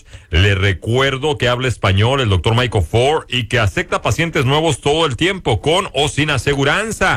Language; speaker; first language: Spanish; native; Spanish